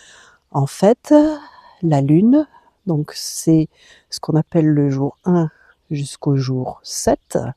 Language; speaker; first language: French; native; French